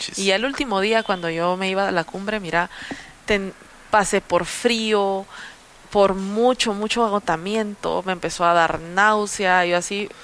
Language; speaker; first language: Spanish; native; Spanish